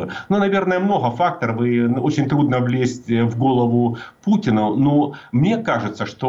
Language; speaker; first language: Russian; native; Russian